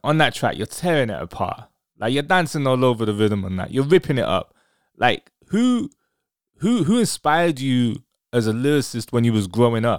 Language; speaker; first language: English; native; English